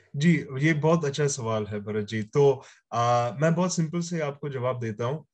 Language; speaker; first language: Hindi; native; Hindi